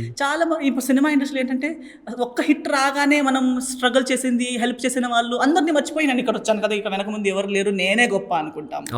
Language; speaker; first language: Telugu; non-native, fluent; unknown